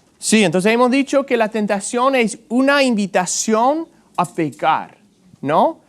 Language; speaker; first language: Spanish; non-native, fluent; English